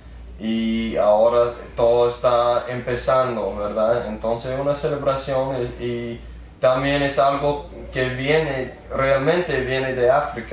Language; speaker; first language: Spanish; early bilingual, heritage; English